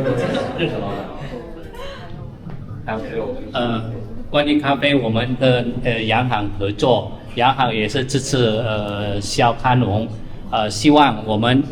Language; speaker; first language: Chinese; non-native, learner; Indonesian